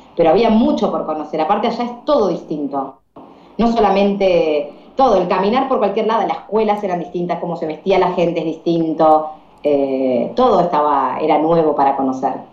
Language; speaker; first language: Spanish; native; Spanish